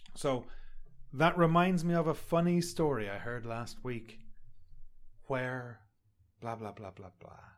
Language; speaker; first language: English; native; English